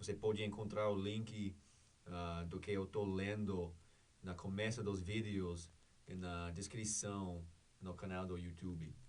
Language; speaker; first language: Portuguese; non-native, learner; English